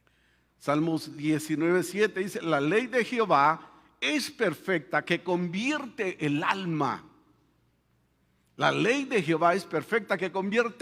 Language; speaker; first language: Spanish; native; Spanish